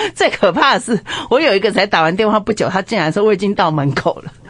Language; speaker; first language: Chinese; native; Chinese